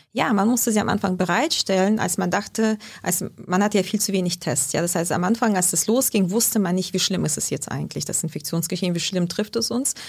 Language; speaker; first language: German; early bilingual, other home language; Russian